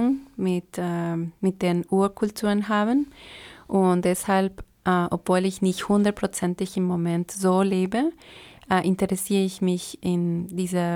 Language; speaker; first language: German; non-native, fluent; Spanish